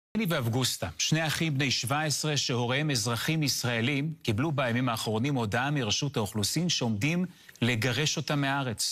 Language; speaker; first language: Hebrew; native; Hebrew